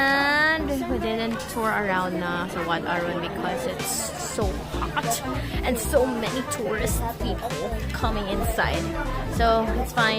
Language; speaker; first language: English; non-native, local second language; Filipino